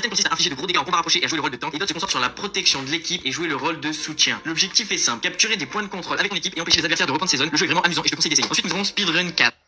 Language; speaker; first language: French; native; French